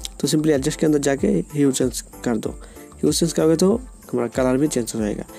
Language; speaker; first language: Hindi; non-native, local second language; Bangla